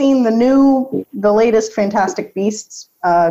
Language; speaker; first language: English; native; English